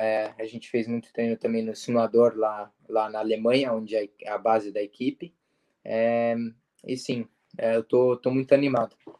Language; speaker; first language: Portuguese; early bilingual, heritage; Portuguese